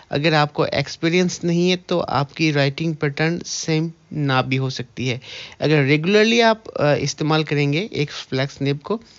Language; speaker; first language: Hindi; native; Hindi